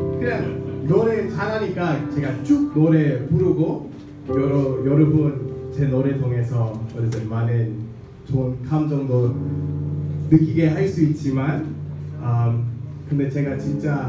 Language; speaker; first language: Korean; non-native, fluent; English